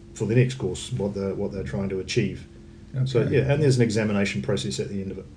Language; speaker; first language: English; native; English